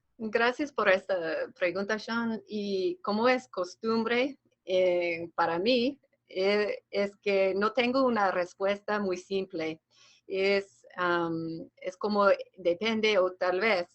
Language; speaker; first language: Spanish; non-native, fluent; English